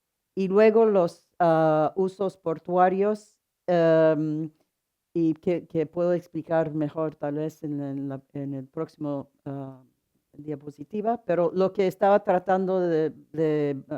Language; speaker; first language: Spanish; non-native, fluent; English